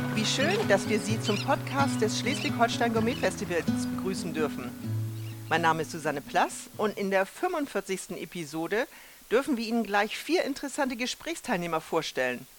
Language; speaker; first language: German; native; German